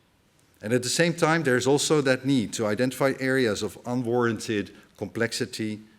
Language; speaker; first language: English; non-native, fluent; Dutch